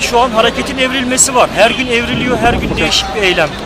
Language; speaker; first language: Turkish; native; Turkish